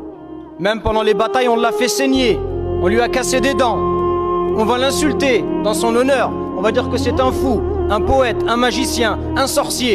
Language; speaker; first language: French; native; French